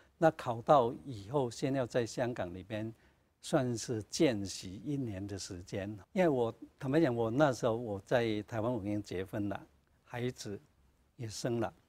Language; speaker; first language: Chinese; non-native, local second language; Cantonese